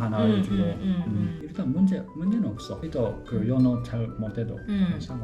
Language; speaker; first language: Korean; non-native, learner; Japanese